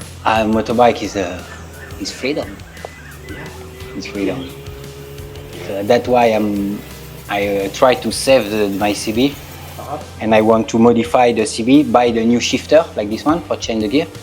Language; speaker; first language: English; non-native, learner; French